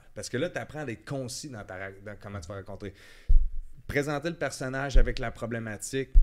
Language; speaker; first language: French; native; French